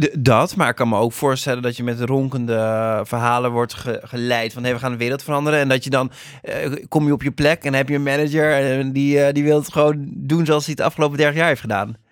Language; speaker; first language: Dutch; native; Dutch